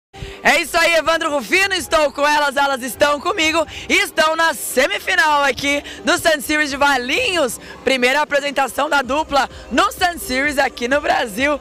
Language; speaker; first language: Portuguese; native; Portuguese